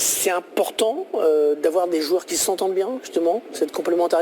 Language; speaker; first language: French; native; French